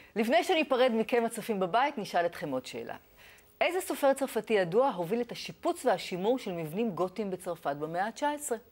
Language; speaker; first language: Hebrew; native; Hebrew